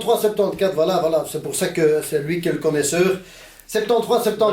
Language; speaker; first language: French; native; French